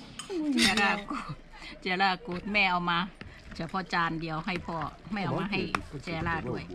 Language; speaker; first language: Italian; non-native, learner; Thai